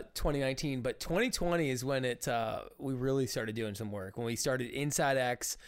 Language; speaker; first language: English; native; English